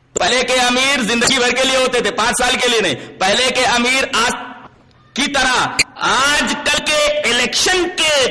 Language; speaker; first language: Urdu; native; Urdu